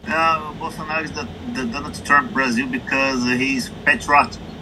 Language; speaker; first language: English; non-native, learner; Portuguese